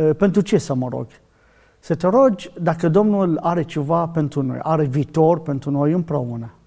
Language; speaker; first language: Romanian; non-native, learner; Arabic